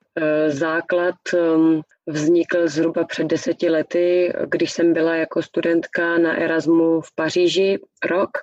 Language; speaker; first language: Czech; native; Czech